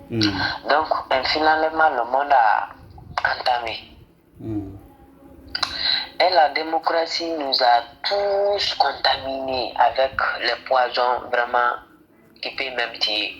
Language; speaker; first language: French; non-native, fluent; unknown